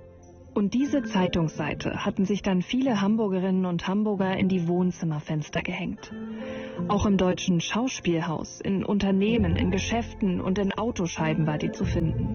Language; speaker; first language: German; native; German